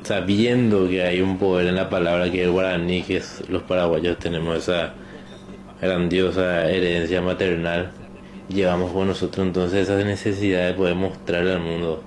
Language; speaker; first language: Spanish; native; Spanish